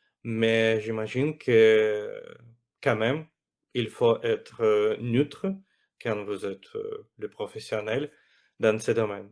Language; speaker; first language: French; non-native, fluent; Russian